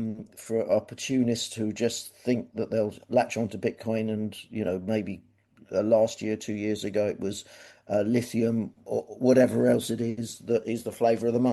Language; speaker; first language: English; native; English